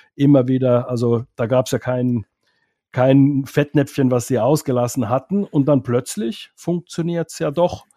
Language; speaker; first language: German; non-native, fluent; Finnish